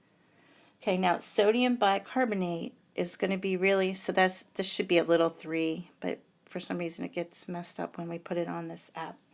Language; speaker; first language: English; native; English